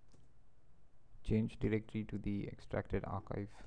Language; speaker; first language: English; non-native, local second language; Marathi